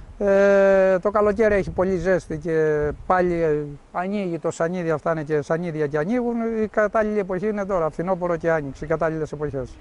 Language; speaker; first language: Greek; native; Greek